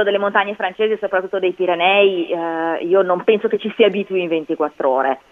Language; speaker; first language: Italian; native; Italian